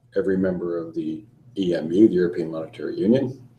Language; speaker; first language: English; native; English